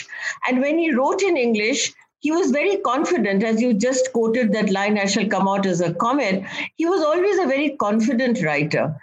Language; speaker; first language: English; non-native, local second language; Bangla